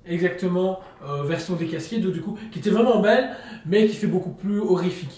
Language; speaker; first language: French; native; French